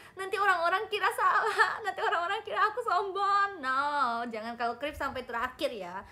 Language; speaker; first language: Indonesian; non-native, learner; Japanese